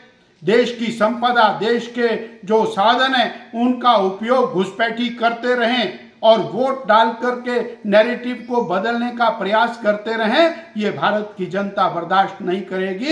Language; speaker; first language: Hindi; native; Hindi